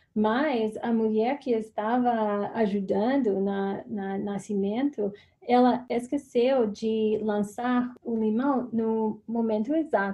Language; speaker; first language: Portuguese; non-native, fluent; English